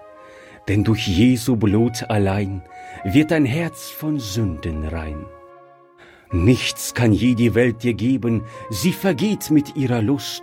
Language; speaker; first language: German; native; German